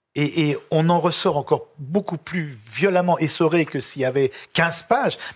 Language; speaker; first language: French; native; French